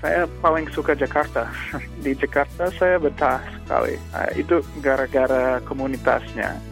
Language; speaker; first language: Indonesian; non-native, fluent; English